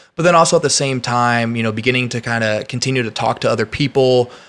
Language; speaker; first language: English; native; English